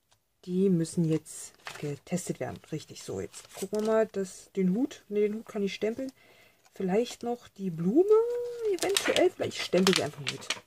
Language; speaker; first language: German; native; German